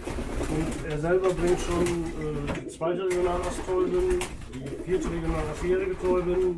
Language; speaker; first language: German; native; German